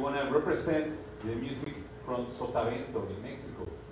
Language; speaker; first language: English; non-native, fluent; Spanish